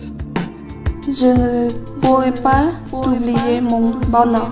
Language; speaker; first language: French; non-native, learner; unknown